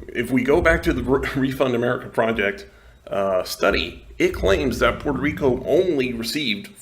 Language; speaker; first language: English; non-native, local second language; Spanish